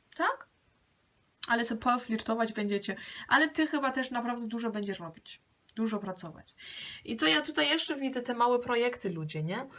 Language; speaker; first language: Polish; early bilingual, heritage; Polish